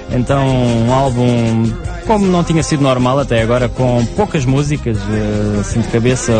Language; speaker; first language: Portuguese; native; Portuguese